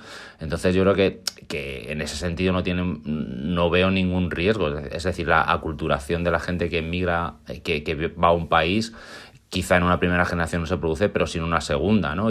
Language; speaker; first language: Spanish; native; Spanish